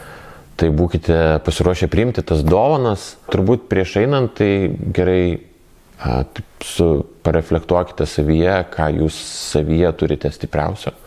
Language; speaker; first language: Lithuanian; native; Lithuanian